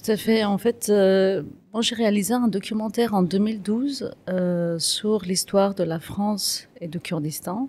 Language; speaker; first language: French; non-native, fluent; Kurdish